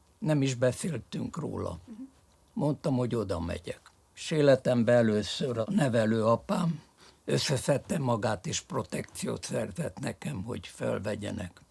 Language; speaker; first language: Hungarian; early bilingual, other home language; French